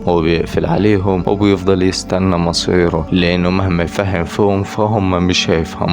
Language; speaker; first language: Arabic; native; Arabic